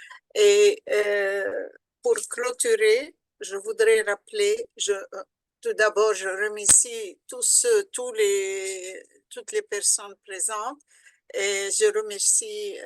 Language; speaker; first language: French; non-native, local second language; Arabic